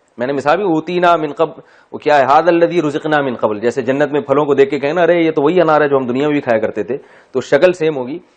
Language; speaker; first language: Urdu; native; Urdu